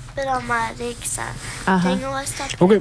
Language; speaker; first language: Spanish; early bilingual, other home language; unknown